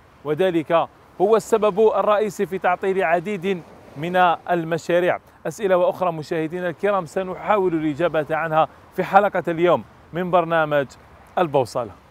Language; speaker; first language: Arabic; native; Arabic